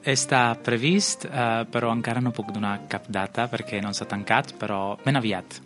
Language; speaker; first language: Catalan; non-native, fluent; Italian